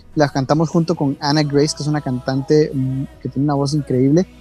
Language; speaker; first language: Spanish; native; Spanish